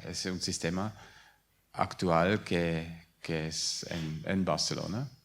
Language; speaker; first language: Spanish; non-native, fluent; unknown